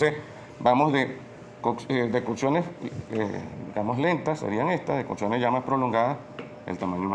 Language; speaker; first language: Spanish; native; Spanish